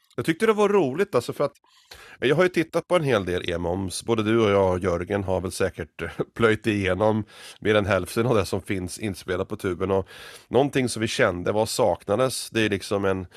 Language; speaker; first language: Swedish; early bilingual, other home language; Finnish